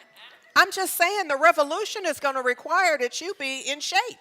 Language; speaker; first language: English; native; English